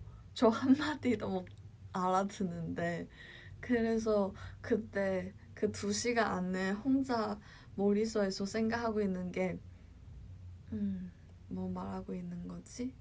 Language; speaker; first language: Korean; non-native, fluent; Cantonese